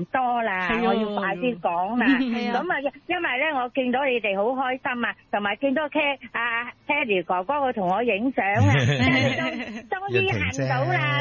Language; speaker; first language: Cantonese; native; Cantonese